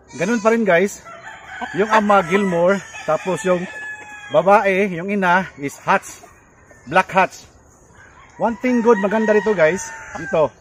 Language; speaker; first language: Filipino; non-native, local second language; Cebuano